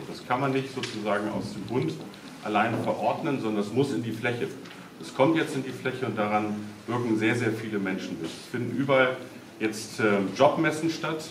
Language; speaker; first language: German; native; German